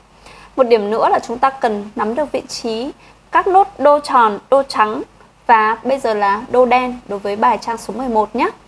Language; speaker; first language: Vietnamese; native; Vietnamese